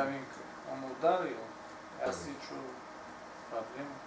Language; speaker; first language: Russian; non-native, learner; Tajik